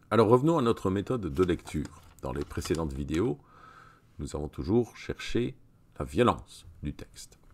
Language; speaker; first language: French; native; French